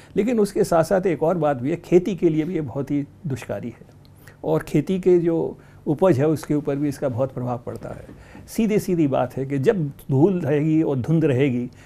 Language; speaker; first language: Hindi; native; Hindi